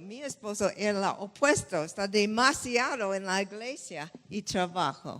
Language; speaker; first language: Spanish; non-native, fluent; English